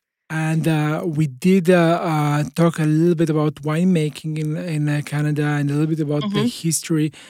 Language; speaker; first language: English; non-native, fluent; Hebrew